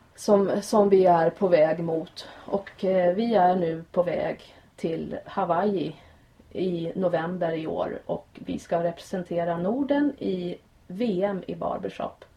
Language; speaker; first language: Swedish; native; Swedish